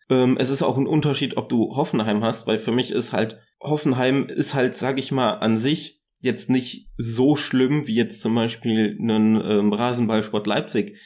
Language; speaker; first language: German; native; German